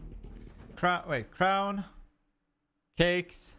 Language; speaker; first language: English; native; English